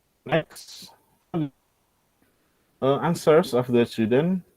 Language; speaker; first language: English; non-native, local second language; Indonesian